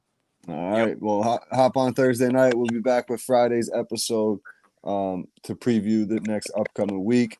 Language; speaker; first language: English; native; English